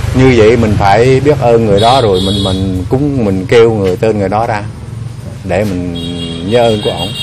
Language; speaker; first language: Vietnamese; non-native, local second language; Khmer